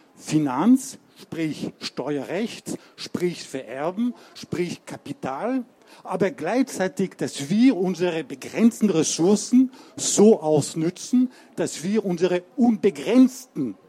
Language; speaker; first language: German; non-native, fluent; French